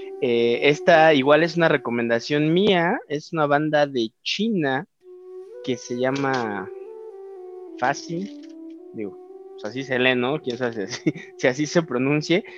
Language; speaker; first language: Spanish; native; Spanish